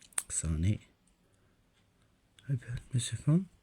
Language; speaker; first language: Arabic; native; Arabic